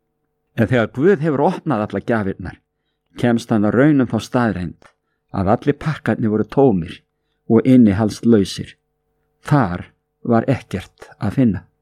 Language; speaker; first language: Icelandic; native; Icelandic